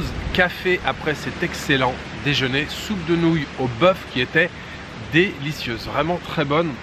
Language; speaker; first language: French; native; French